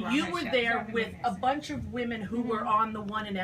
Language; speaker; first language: English; native; English